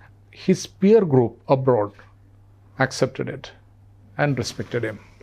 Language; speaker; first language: English; non-native, local second language; Malayalam